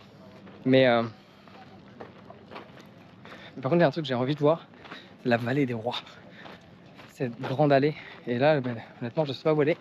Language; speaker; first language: French; native; French